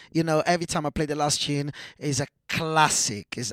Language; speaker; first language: English; non-native, fluent; Portuguese